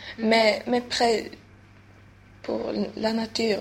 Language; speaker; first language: French; non-native, learner; Swedish